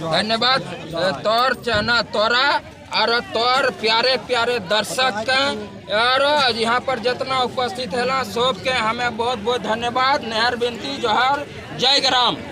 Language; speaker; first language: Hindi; non-native, local second language; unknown